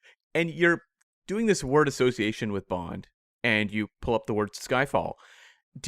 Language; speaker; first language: English; native; English